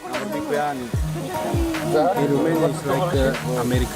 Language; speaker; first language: English; non-native, learner; Romanian